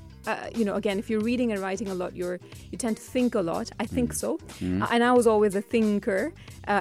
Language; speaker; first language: English; non-native, fluent; Urdu